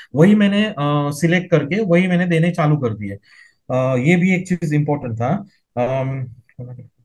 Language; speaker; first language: Hindi; non-native, local second language; Marathi